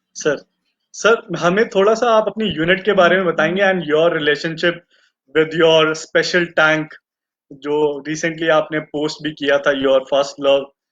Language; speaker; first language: Hindi; native; Hindi